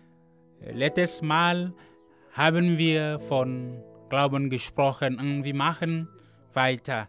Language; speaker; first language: German; non-native, learner; Ewe